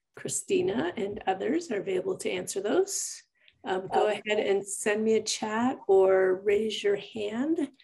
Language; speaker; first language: English; native; English